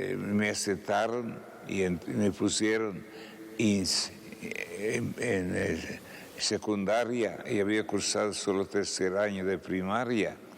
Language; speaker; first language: Spanish; non-native, fluent; Italian